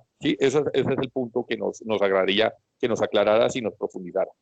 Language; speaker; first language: Spanish; native; Spanish